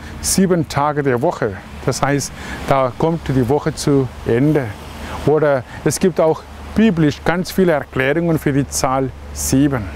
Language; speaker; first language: German; non-native, fluent; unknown